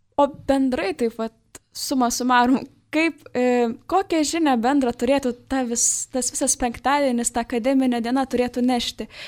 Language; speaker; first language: Lithuanian; native; Lithuanian